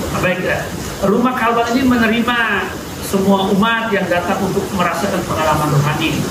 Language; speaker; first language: Indonesian; non-native, local second language; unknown